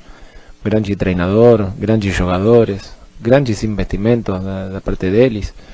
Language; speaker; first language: Portuguese; non-native, fluent; Spanish